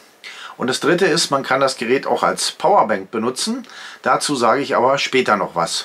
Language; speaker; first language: German; native; German